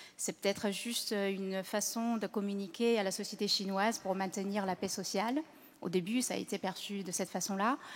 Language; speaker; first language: French; non-native, fluent; Chinese